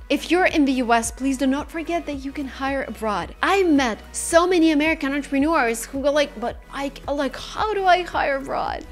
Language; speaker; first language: English; non-native, fluent; Russian